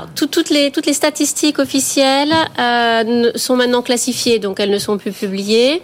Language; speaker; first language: French; native; French